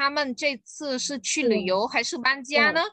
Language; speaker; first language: Chinese; non-native, fluent; Vietnamese